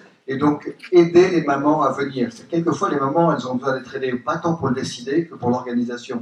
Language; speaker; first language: French; native; French